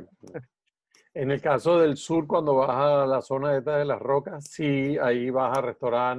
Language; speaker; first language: Spanish; native; Spanish